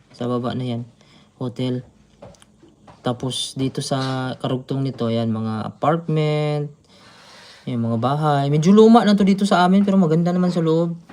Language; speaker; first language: Filipino; native; Filipino